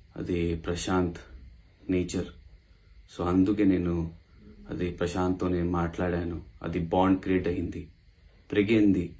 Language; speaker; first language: Telugu; non-native, local second language; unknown